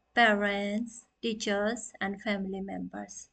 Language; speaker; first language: English; non-native, local second language; Assamese